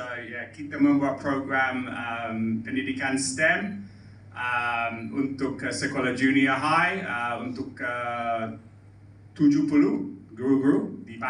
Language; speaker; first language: Indonesian; non-native, learner; English